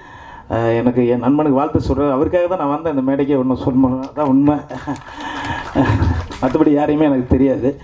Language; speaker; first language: Tamil; native; Tamil